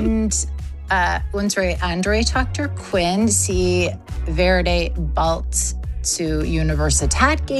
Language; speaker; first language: German; non-native, learner; English